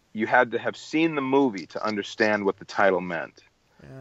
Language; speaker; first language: English; native; English